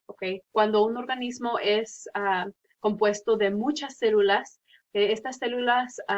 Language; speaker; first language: Spanish; early bilingual, heritage; Spanish